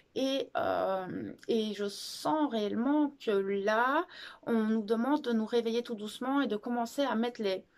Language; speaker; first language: French; native; French